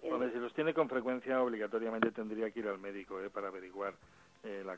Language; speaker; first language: Spanish; native; Spanish